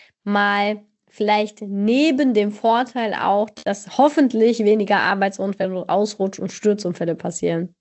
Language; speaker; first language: German; native; German